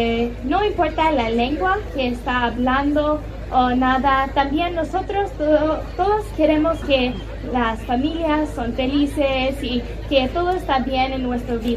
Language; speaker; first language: Spanish; non-native, learner; English